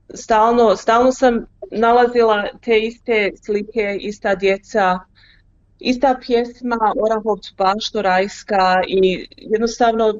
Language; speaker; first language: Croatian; early bilingual, heritage; Croatian